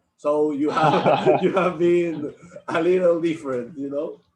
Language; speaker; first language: English; non-native, learner; Spanish